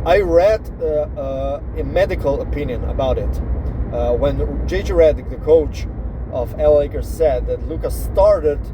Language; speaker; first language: English; non-native, fluent; Slovenian